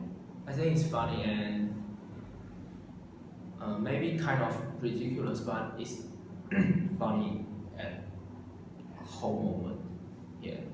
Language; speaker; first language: English; non-native, learner; Chinese